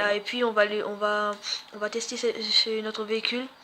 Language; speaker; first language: French; native; French